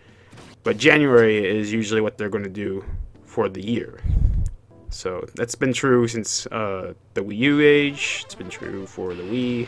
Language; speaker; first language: English; native; English